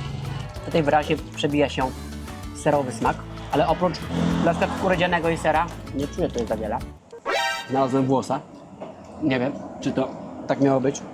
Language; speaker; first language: Polish; native; Polish